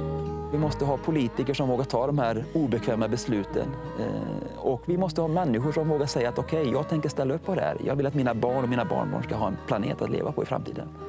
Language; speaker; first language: Swedish; native; Swedish